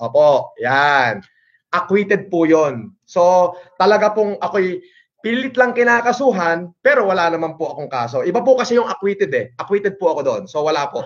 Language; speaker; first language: Filipino; non-native, local second language; Iloko